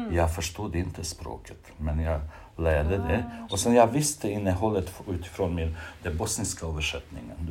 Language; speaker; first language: Swedish; non-native, fluent; Bosnian